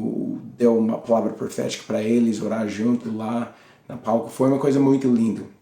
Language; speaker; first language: Portuguese; non-native, learner; English